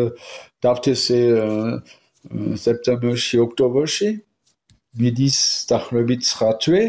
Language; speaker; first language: Georgian; non-native, learner; French